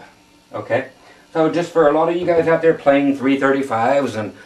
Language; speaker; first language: English; native; English